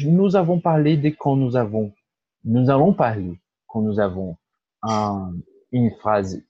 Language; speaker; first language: French; non-native, fluent; Portuguese